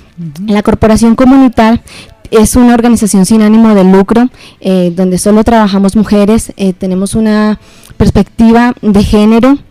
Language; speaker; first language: Spanish; native; Spanish